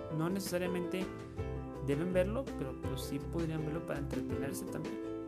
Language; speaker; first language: Spanish; native; Spanish